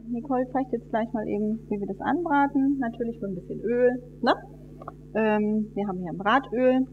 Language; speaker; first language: German; native; German